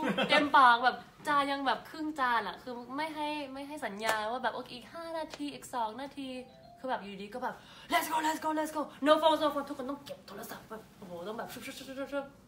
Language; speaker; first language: Thai; early bilingual, heritage; Thai